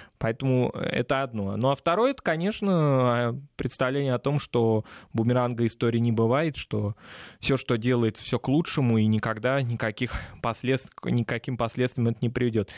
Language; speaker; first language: Russian; native; Russian